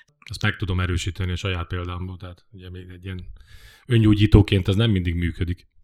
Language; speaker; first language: Hungarian; native; Hungarian